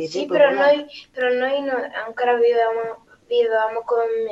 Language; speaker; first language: Italian; non-native, learner; Spanish